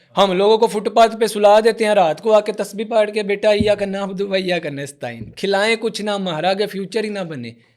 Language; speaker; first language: Urdu; non-native, local second language; Punjabi